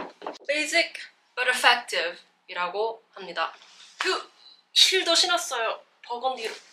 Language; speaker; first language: Korean; non-native, fluent; English